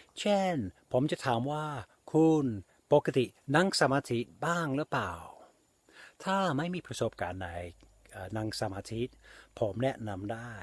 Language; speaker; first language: Thai; non-native, fluent; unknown